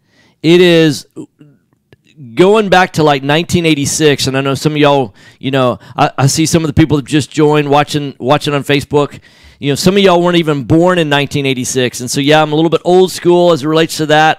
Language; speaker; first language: English; native; English